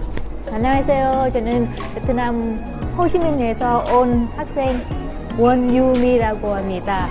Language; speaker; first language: Korean; non-native, learner; Vietnamese